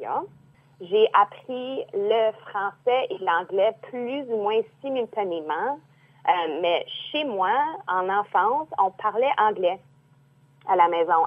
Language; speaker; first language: French; native; French